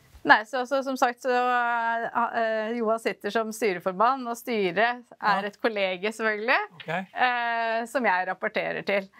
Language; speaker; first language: Norwegian; native; Norwegian